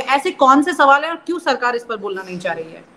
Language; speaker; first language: Hindi; native; Hindi